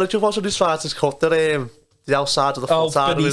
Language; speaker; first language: English; native; English